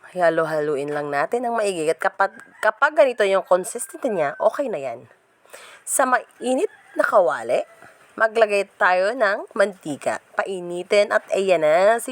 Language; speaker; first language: Filipino; non-native, local second language; Cebuano